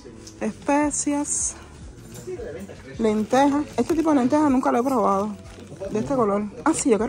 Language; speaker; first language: Spanish; native; Spanish